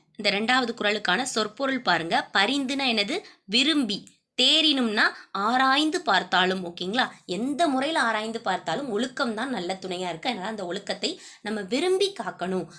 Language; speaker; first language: Tamil; native; Tamil